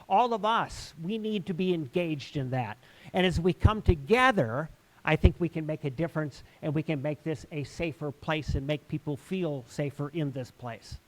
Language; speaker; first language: English; native; English